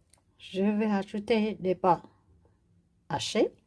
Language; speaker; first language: French; non-native, learner; Vietnamese